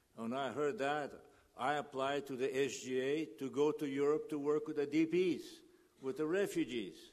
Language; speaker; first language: English; early bilingual, other home language; Ukrainian